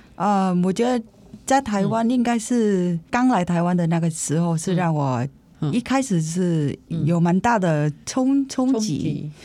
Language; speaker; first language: Chinese; non-native, fluent; Vietnamese